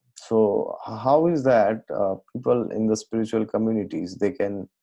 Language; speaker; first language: English; non-native, local second language; Assamese